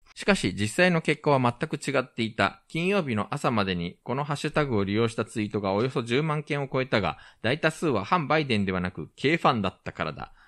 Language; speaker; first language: Japanese; native; Japanese